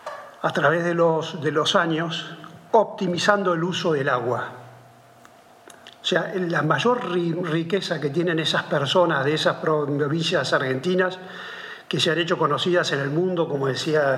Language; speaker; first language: Spanish; native; Spanish